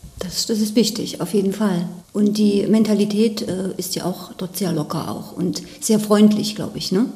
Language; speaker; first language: German; native; German